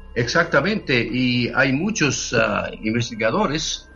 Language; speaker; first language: Spanish; non-native, fluent; Japanese